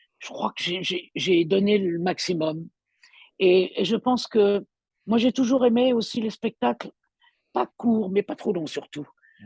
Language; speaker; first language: French; native; French